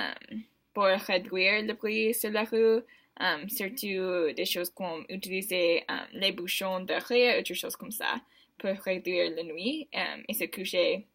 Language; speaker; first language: French; non-native, learner; English